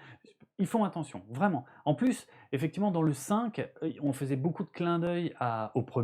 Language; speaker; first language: French; native; French